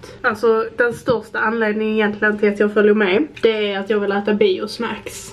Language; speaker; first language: Swedish; native; Swedish